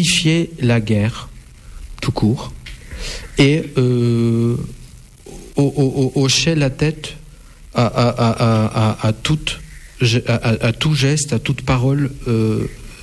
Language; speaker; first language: French; non-native, fluent; Russian